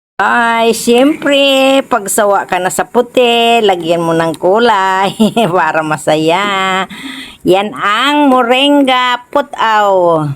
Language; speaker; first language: Filipino; non-native, local second language; Masbatenyo